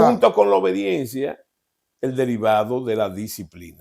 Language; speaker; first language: Spanish; native; Spanish